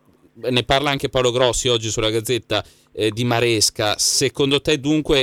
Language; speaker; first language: Italian; native; Italian